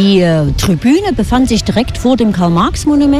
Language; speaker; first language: German; native; German